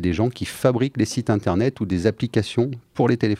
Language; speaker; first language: French; native; French